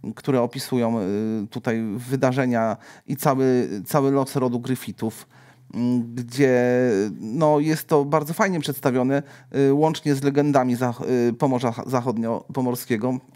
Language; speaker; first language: Polish; native; Polish